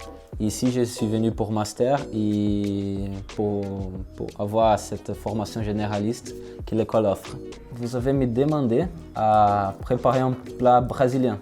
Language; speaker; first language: French; non-native, learner; Portuguese